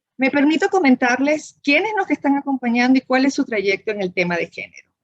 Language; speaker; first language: Spanish; native; Spanish